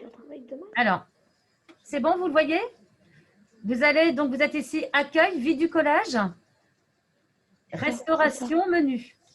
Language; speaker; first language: French; native; French